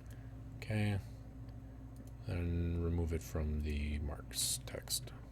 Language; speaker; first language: English; native; English